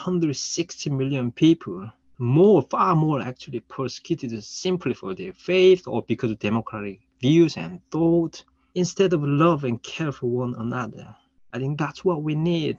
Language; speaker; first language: English; non-native, fluent; Korean